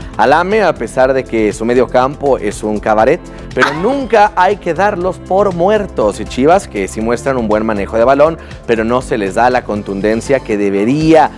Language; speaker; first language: Spanish; native; Spanish